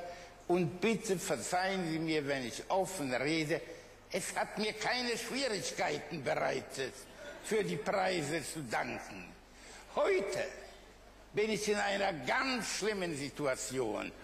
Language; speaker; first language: German; early bilingual, other home language; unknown